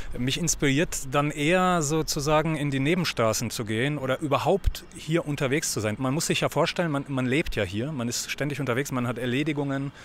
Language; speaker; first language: German; early bilingual, other home language; Polish